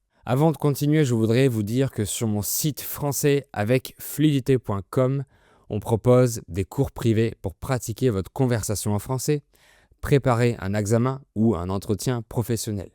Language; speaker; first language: French; native; French